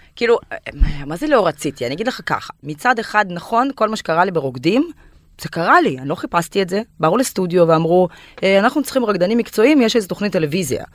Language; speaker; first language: Hebrew; non-native, fluent; Russian